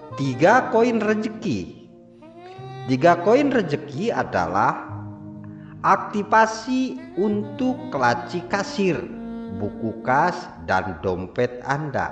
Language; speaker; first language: Indonesian; native; Indonesian